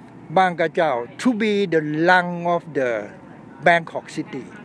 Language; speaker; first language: English; non-native, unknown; Thai